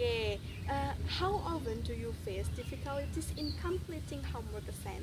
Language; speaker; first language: English; non-native, learner; Indonesian